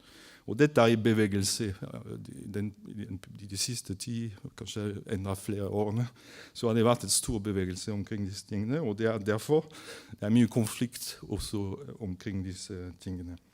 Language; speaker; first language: Norwegian; non-native, fluent; French